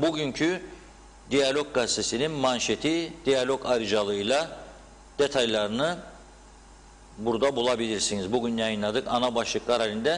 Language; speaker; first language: Turkish; native; Turkish